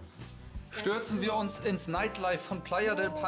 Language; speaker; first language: German; native; German